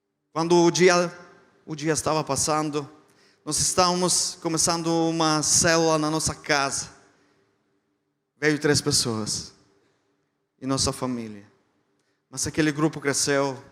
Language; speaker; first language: Portuguese; non-native, fluent; Ukrainian